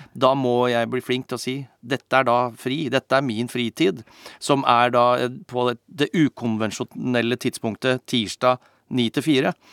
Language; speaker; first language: Norwegian; native; Norwegian